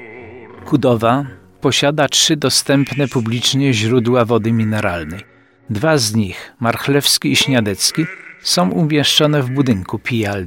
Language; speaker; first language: Polish; native; Polish